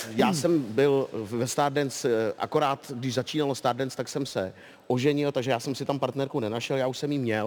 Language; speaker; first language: Czech; native; Czech